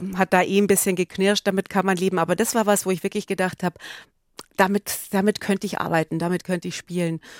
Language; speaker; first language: German; native; German